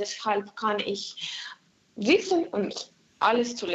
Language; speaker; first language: German; non-native, learner; Ukrainian